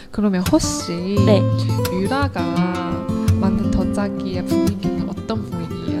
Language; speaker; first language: Korean; non-native, fluent; Chinese